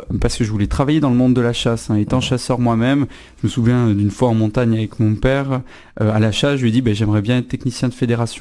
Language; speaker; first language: French; native; French